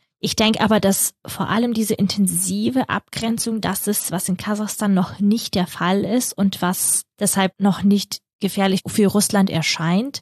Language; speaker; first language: German; early bilingual, other home language; Russian